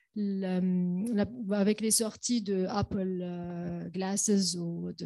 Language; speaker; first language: French; non-native, local second language; Arabic